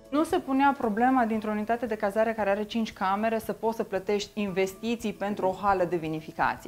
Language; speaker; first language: Romanian; native; Romanian